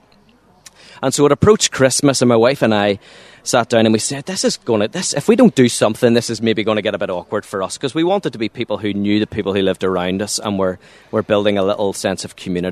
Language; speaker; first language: English; native; English